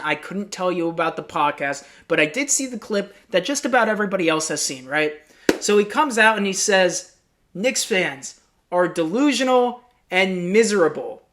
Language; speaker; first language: English; native; English